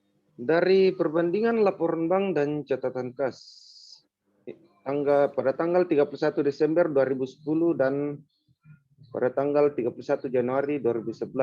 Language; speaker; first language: Indonesian; native; Indonesian